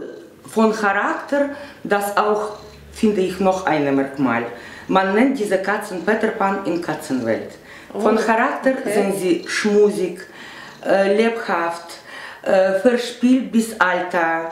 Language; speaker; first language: German; non-native, learner; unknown